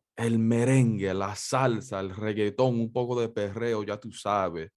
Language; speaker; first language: Spanish; early bilingual, heritage; Spanish